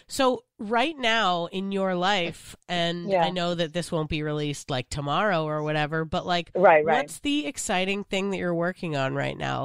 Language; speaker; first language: English; native; English